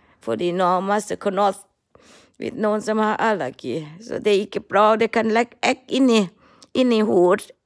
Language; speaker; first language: Norwegian; non-native, learner; Thai